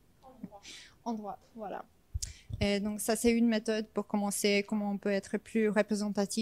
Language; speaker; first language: French; non-native, fluent; English